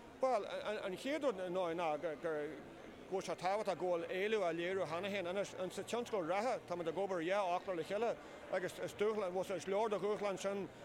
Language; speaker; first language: Irish; native; Irish